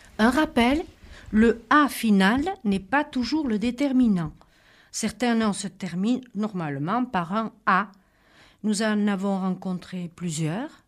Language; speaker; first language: French; native; French